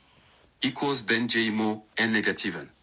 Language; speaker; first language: Dutch; non-native, learner; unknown